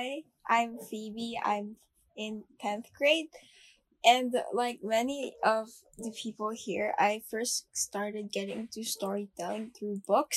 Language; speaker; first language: English; non-native, local second language; Filipino